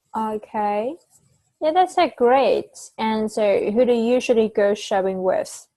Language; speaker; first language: English; non-native, fluent; Vietnamese